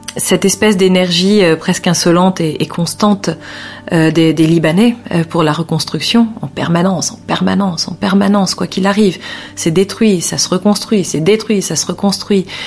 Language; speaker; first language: French; early bilingual, other home language; Arabic